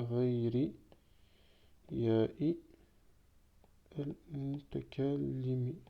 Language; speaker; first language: Arabic; non-native, fluent; French